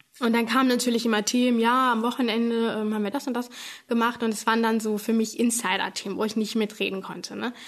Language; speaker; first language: German; early bilingual, other home language; Tamil